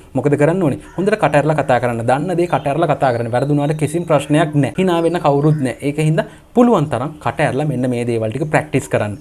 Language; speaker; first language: Sinhala; native; Sinhala